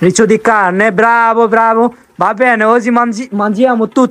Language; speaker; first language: Italian; non-native, learner; Bangla